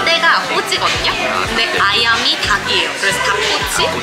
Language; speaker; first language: Korean; non-native, local second language; Indonesian